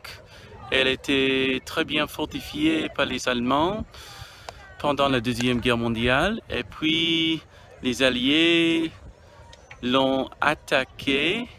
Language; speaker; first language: French; non-native, learner; English